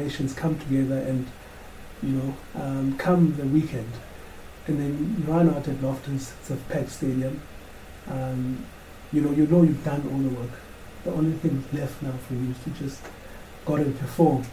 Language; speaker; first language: English; non-native, local second language; Xhosa